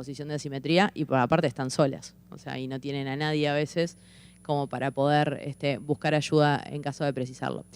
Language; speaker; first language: Spanish; native; Spanish